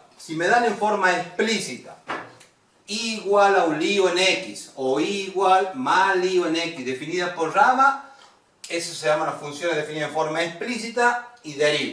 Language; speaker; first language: Spanish; native; Spanish